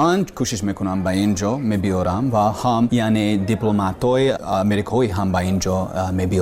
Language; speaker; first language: Persian; non-native, learner; English